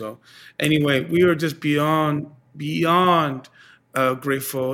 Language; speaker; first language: English; early bilingual, other home language; Spanish